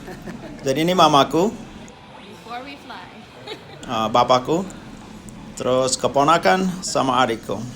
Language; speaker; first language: Indonesian; non-native, local second language; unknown